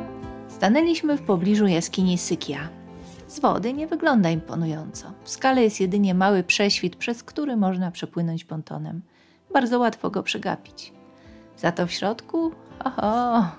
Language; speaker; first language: Polish; native; Polish